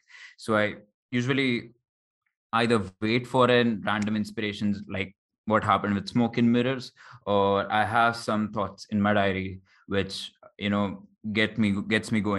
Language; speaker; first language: English; non-native, local second language; Hindi